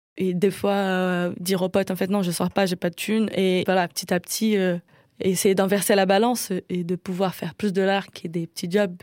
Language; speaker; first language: French; non-native, fluent; Portuguese